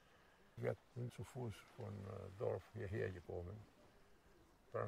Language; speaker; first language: German; non-native, fluent; Greek